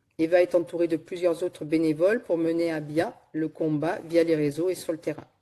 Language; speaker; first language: French; native; French